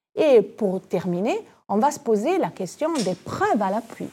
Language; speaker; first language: French; non-native, fluent; Italian